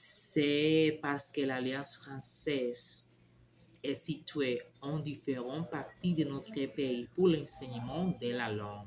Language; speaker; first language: French; non-native, learner; Spanish